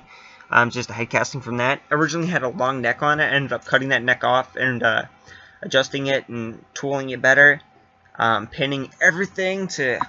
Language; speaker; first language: English; native; English